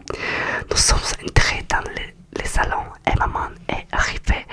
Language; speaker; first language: French; non-native, learner; Russian